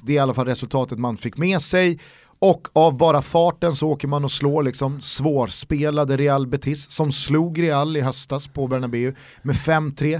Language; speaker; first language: Swedish; native; Swedish